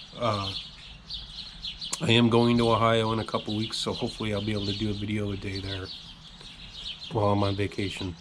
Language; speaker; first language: English; native; English